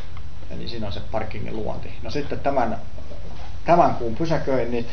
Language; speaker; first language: Finnish; native; Finnish